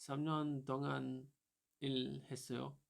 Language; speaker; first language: Korean; non-native, learner; German